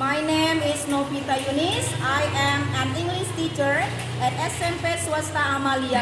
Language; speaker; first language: English; non-native, learner; Indonesian